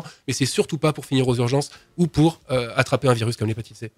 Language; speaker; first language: French; native; French